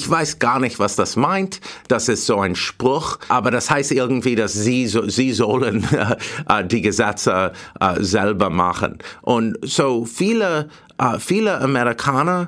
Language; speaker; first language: German; non-native, fluent; English